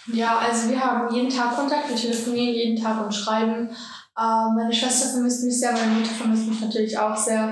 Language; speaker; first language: German; early bilingual, other home language; Georgian